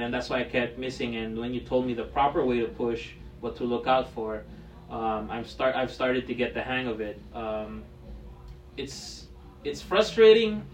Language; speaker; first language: English; non-native, local second language; Filipino